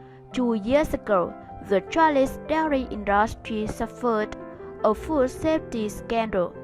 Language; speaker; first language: English; non-native, learner; Vietnamese